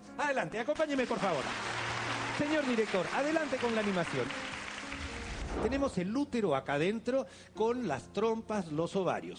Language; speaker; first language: Spanish; native; Spanish